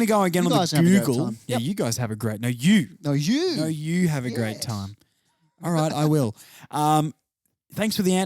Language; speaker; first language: English; native; English